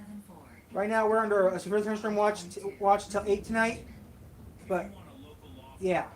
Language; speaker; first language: English; native; English